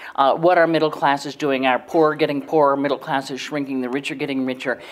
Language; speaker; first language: English; native; English